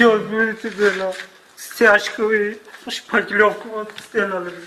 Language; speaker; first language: Russian; non-native, learner; Tajik